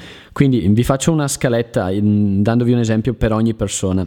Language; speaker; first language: Italian; native; Italian